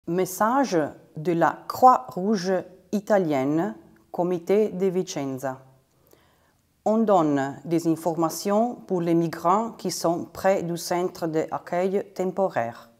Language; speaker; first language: French; non-native, fluent; Italian